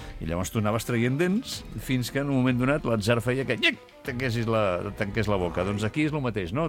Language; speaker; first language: Catalan; native; Catalan